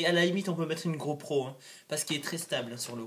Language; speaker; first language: French; native; French